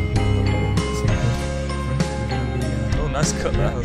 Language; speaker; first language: English; native; English